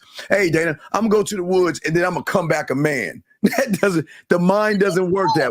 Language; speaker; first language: English; native; English